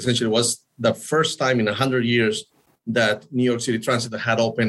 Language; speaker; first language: English; non-native, fluent; Spanish